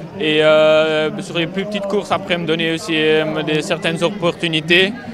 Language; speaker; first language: French; native; French